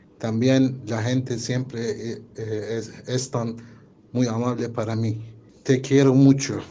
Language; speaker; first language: Spanish; non-native, learner; Turkish